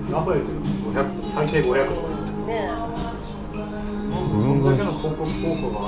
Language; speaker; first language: Japanese; native; Japanese